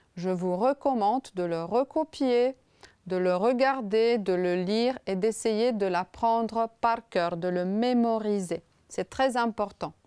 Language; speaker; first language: French; non-native, fluent; Romanian